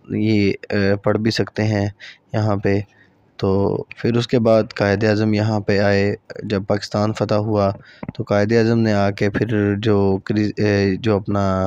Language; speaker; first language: Urdu; non-native, local second language; Punjabi